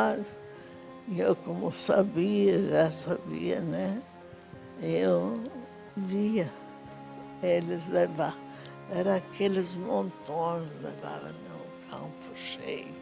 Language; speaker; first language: Portuguese; non-native, fluent; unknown